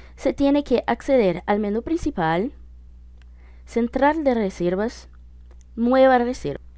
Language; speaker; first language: Spanish; non-native, fluent; Portuguese